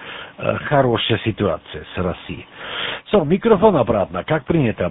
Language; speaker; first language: Russian; non-native, learner; German